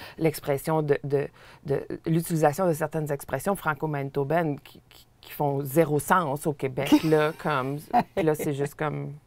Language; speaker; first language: French; native; French